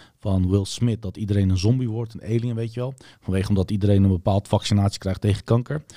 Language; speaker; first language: Dutch; early bilingual, other home language; Turkish